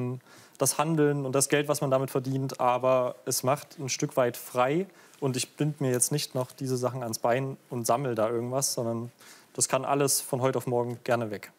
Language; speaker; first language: German; native; German